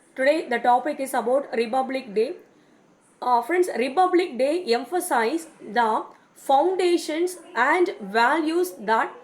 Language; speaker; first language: English; non-native, local second language; Tamil